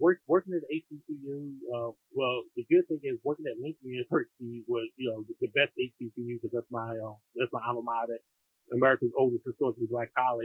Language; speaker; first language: English; native; English